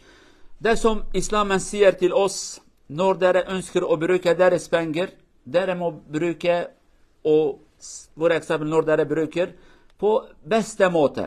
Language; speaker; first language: Norwegian; non-native, learner; Kurdish